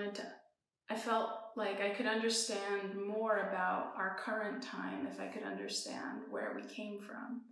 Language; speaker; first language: English; early bilingual, other home language; Persian